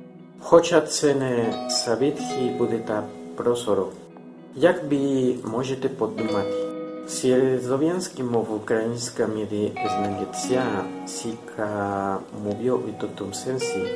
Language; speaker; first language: Ukrainian; non-native, learner; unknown